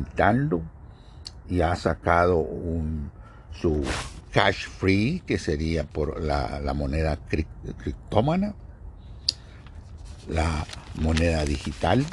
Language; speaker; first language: Spanish; native; Spanish